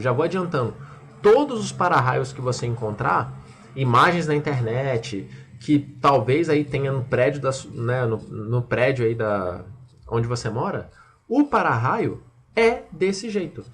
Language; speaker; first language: Portuguese; native; Portuguese